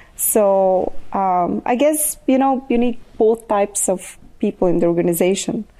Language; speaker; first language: English; non-native, fluent; Bulgarian